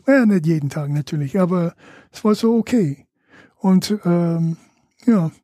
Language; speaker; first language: German; non-native, fluent; English